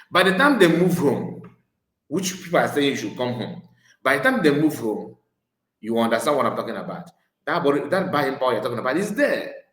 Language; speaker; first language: English; non-native, local second language; Igbo